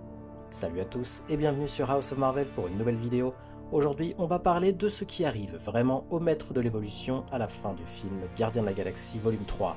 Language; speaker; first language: French; native; French